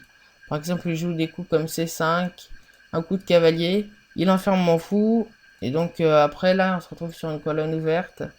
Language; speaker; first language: French; native; French